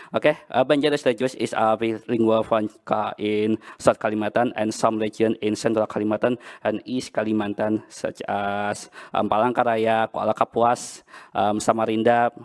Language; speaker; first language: English; non-native, learner; Banjar